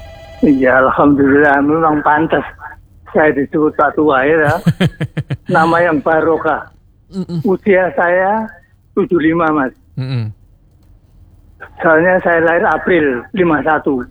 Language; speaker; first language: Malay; non-native, local second language; Javanese